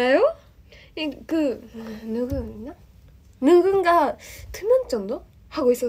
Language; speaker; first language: Korean; non-native, learner; Japanese